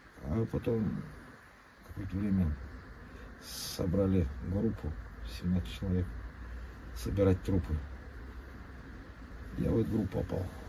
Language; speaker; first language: Russian; native; Russian